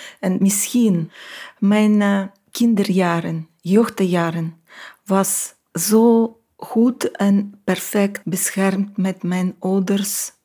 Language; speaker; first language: Dutch; non-native, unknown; Russian